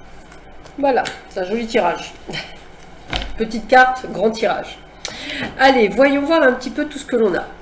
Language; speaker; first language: French; native; French